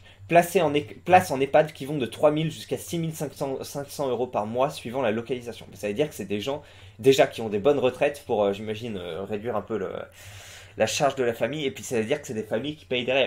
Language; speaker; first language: French; native; French